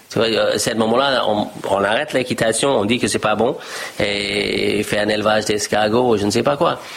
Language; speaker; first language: French; non-native, fluent; English